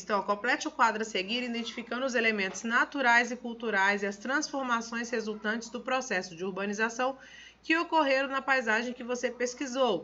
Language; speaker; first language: Portuguese; native; Portuguese